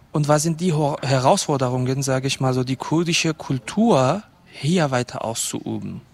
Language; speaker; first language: German; non-native, fluent; Kurdish